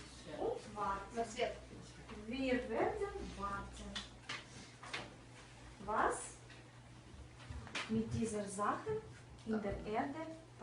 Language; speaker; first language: German; non-native, fluent; Russian